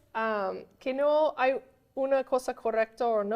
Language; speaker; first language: Spanish; non-native, fluent; English